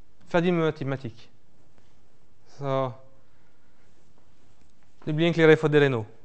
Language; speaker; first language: Norwegian; non-native, fluent; French